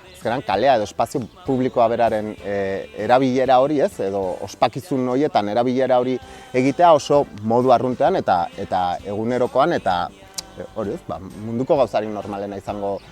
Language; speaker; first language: Basque; native; Basque